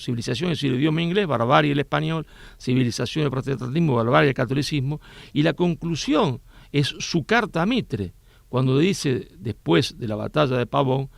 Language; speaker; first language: Spanish; native; Spanish